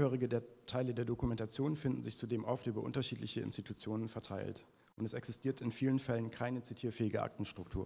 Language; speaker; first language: German; native; German